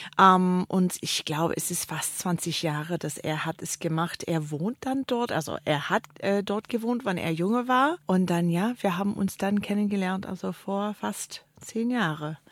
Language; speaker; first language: German; non-native, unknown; English